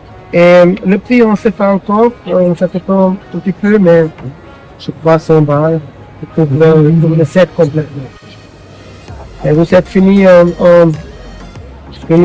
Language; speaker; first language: French; non-native, learner; German